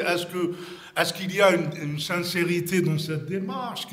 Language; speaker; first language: French; non-native, local second language; Arabic